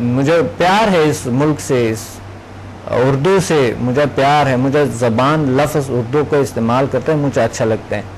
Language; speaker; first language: Urdu; non-native, local second language; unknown